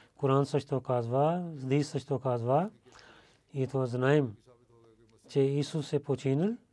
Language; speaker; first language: Bulgarian; non-native, learner; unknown